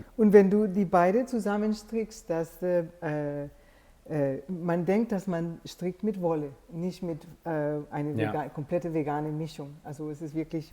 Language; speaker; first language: German; non-native, fluent; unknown